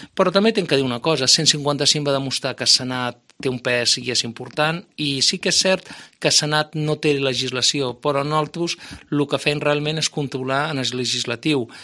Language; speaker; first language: Catalan; native; Catalan